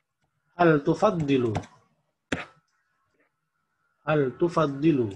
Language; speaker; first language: Arabic; non-native, fluent; Indonesian